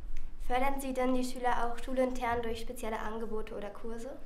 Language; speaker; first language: German; native; German